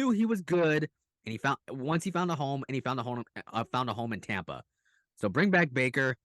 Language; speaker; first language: English; native; English